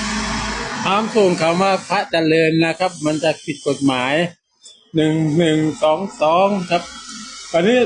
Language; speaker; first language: Thai; native; Thai